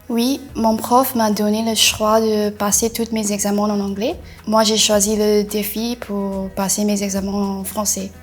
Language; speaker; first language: French; non-native, learner; English